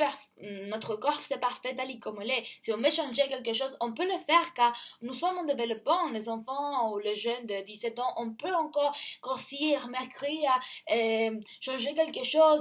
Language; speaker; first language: French; non-native, learner; Spanish